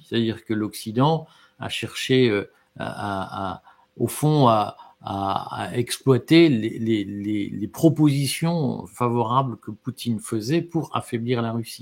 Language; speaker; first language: French; native; French